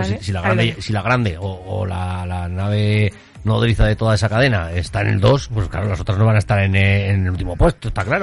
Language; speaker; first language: Spanish; native; Spanish